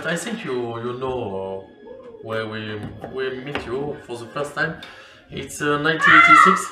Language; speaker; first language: English; non-native, learner; French